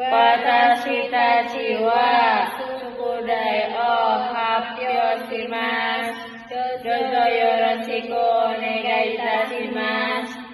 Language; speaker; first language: Japanese; non-native, learner; Indonesian